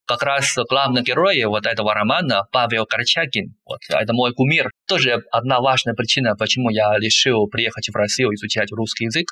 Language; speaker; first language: Russian; non-native, fluent; Chinese